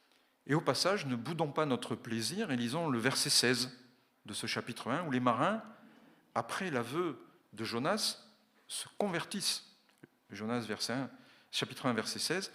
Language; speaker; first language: French; native; French